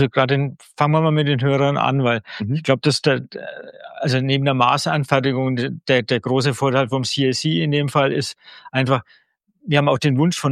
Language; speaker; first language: German; native; German